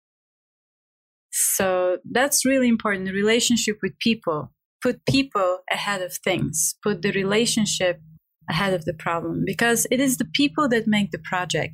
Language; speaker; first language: English; non-native, fluent; Bulgarian